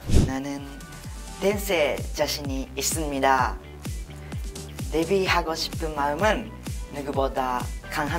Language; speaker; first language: Korean; non-native, learner; Japanese